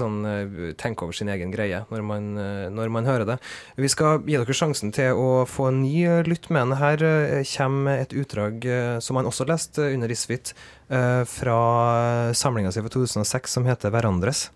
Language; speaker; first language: Norwegian; native; Norwegian